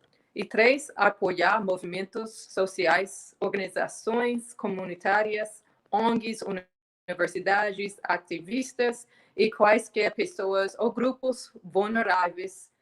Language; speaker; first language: Portuguese; non-native, fluent; English